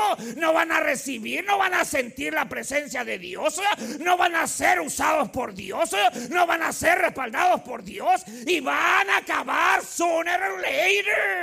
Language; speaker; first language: Spanish; native; Spanish